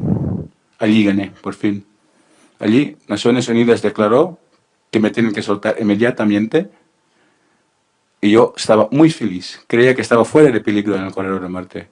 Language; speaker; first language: Spanish; non-native, learner; Filipino